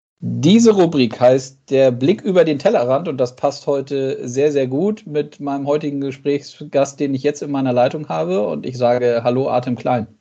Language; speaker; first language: German; native; German